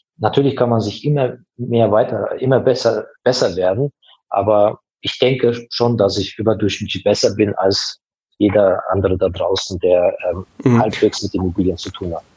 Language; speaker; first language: German; non-native, fluent; Azerbaijani